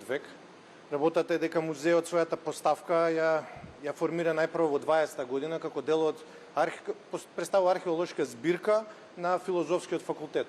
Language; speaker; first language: Macedonian; native; Macedonian